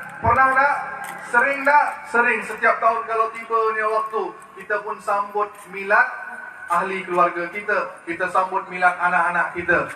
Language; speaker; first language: Malay; early bilingual, other home language; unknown